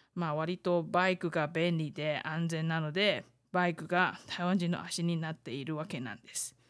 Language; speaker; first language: Japanese; non-native, fluent; Chinese